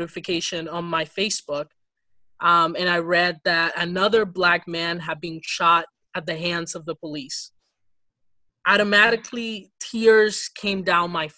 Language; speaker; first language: English; early bilingual, other home language; Spanish